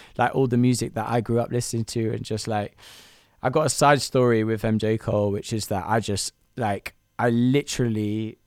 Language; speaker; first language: English; native; English